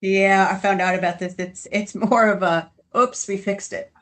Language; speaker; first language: English; native; English